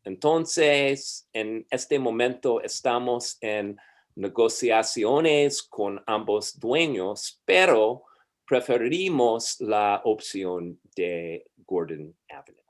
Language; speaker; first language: Spanish; non-native, fluent; English